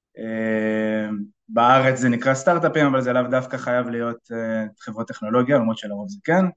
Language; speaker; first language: Hebrew; native; Hebrew